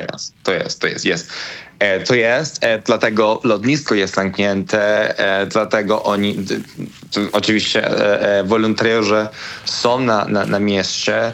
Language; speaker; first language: Polish; non-native, learner; Spanish